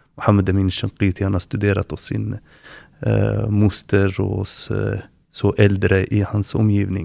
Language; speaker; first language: Swedish; non-native, fluent; Arabic